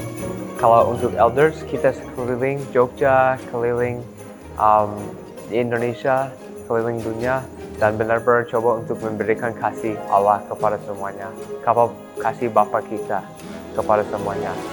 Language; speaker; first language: Indonesian; non-native, fluent; English